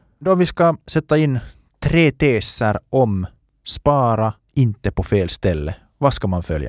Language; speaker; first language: Swedish; native; Swedish